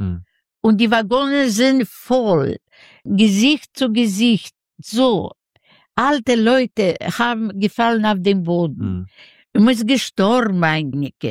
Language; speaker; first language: German; non-native, learner; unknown